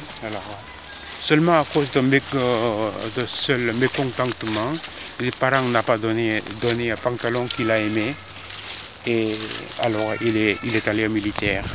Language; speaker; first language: French; non-native, fluent; Korean